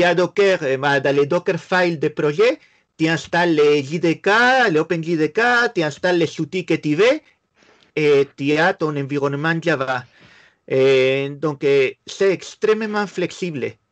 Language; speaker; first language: French; non-native, fluent; Spanish